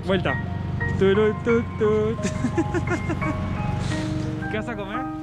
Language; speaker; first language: Spanish; native; Spanish